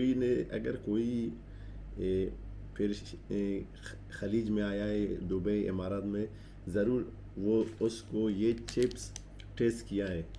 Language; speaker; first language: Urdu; non-native, local second language; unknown